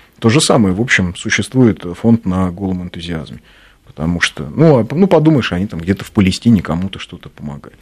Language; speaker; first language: Russian; native; Russian